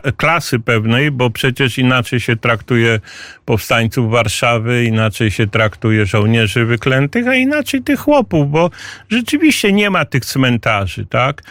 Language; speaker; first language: Polish; native; Polish